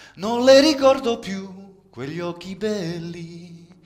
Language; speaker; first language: Italian; early bilingual, other home language; French